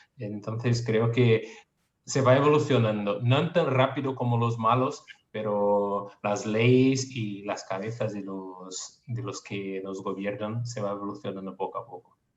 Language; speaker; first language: Spanish; non-native, fluent; Portuguese